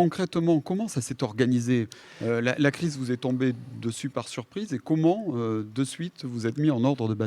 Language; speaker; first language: French; native; French